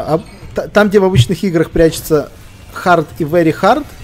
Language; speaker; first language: Russian; native; Russian